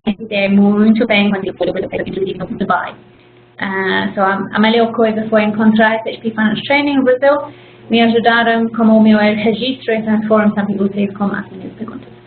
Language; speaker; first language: Portuguese; non-native, fluent; English